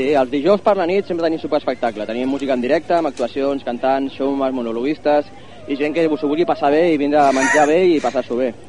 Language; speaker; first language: Catalan; native; Catalan